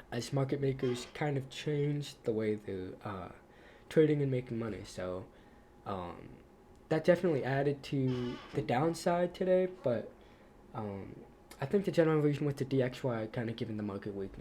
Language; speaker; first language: English; native; English